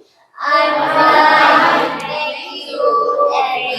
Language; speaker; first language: English; non-native, learner; Indonesian